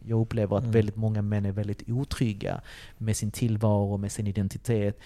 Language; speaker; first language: Swedish; early bilingual, other home language; Spanish